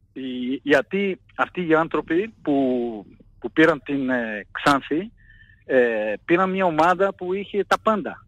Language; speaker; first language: Greek; non-native, fluent; Portuguese